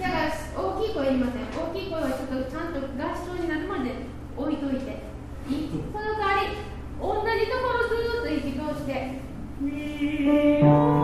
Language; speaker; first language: Japanese; native; Japanese